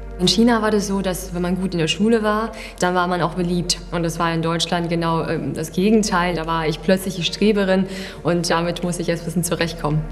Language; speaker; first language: German; early bilingual, other home language; Chinese